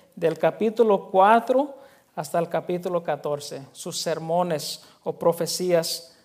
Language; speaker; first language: Spanish; early bilingual, heritage; Spanish